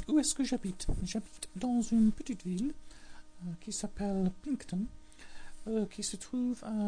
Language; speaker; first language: French; non-native, fluent; English